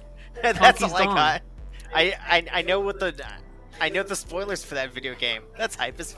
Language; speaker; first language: English; native; English